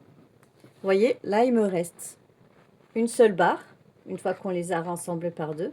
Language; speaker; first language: French; native; French